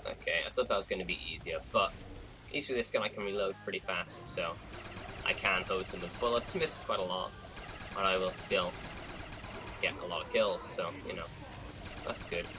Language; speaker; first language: English; native; English